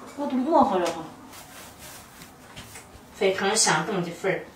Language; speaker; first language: Chinese; native; Chinese